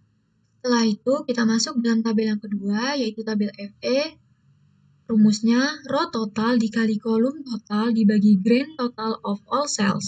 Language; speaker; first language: Indonesian; native; Indonesian